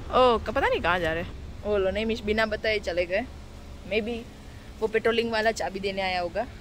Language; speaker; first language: Hindi; non-native, local second language; Gujarati